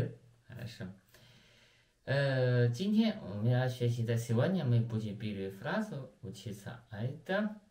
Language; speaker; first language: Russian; non-native, learner; Chinese